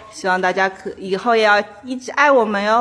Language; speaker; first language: Chinese; native; Chinese